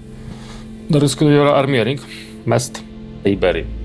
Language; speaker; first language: Swedish; non-native, learner; Polish